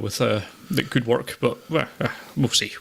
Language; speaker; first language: English; native; English